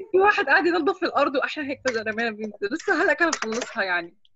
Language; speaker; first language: Arabic; early bilingual, heritage; Arabic